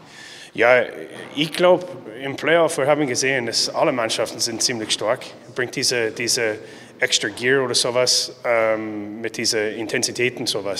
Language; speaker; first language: German; non-native, learner; English